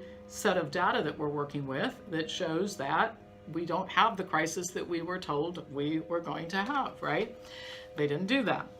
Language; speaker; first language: English; native; English